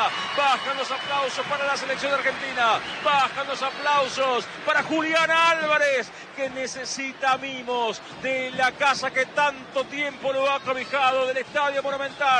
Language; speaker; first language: Spanish; native; Spanish